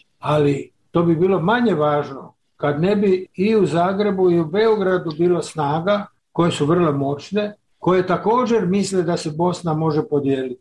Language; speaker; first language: Serbian; native; Serbian